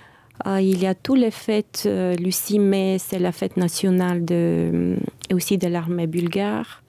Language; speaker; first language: French; non-native, fluent; Bulgarian